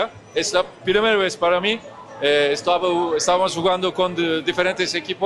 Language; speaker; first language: Spanish; non-native, learner; Turkish